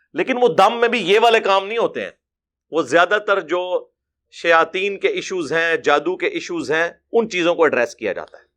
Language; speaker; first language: Urdu; non-native, local second language; Punjabi